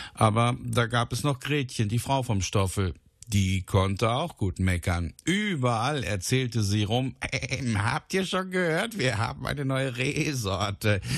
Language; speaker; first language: German; native; German